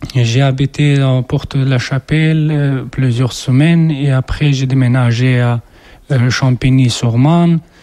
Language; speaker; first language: French; non-native, learner; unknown